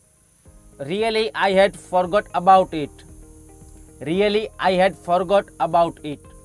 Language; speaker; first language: English; non-native, fluent; Hindi